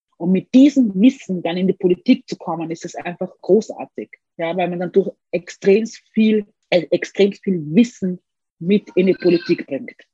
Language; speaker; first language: German; early bilingual, other home language; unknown